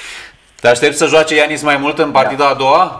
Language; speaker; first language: Romanian; native; Romanian